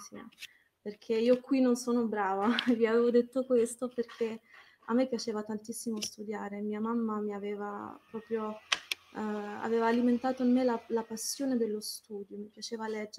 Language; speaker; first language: Italian; early bilingual, other home language; Arabic